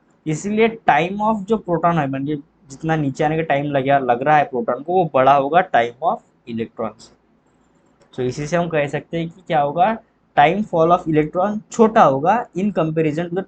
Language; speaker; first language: Hindi; native; Hindi